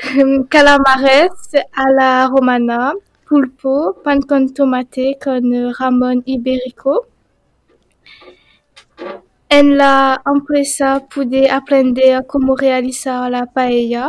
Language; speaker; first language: Spanish; non-native, learner; French